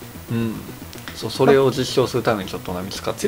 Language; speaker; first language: Japanese; native; Japanese